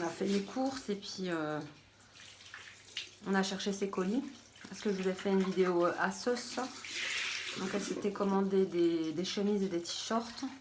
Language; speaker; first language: French; native; French